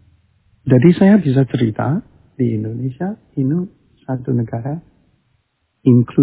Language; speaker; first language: Indonesian; early bilingual, heritage; Chinese